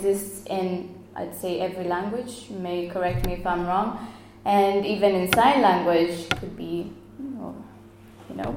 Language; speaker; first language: English; non-native, local second language; Swahili